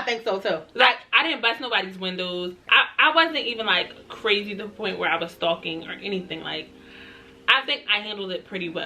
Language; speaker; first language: English; native; English